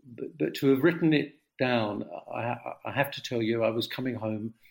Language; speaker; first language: English; native; English